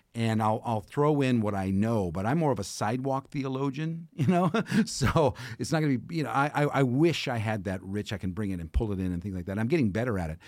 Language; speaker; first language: English; native; English